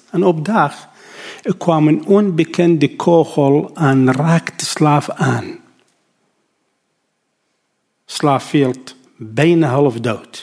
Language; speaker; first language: Dutch; non-native, learner; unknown